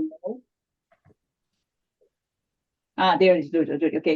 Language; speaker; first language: English; non-native, learner; Korean